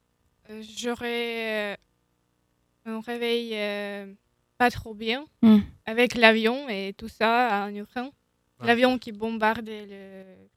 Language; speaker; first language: French; non-native, learner; Ukrainian